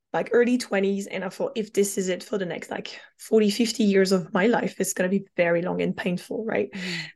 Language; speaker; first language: English; non-native, fluent; French